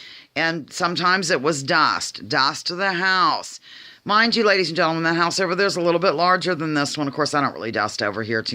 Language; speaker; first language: English; native; English